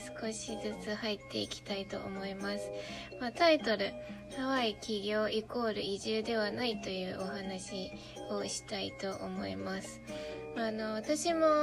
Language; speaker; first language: Japanese; native; Japanese